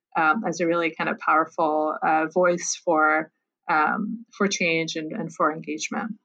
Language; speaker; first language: English; non-native, fluent; French